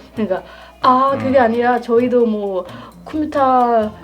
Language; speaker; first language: Korean; non-native, fluent; Burmese